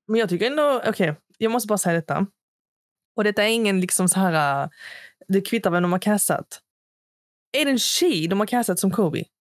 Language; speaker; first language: Swedish; early bilingual, other home language; Arabic